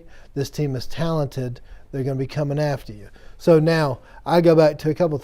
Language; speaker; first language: English; native; English